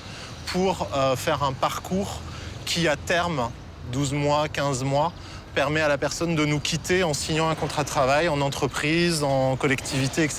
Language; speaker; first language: French; native; French